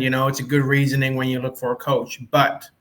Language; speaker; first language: English; native; English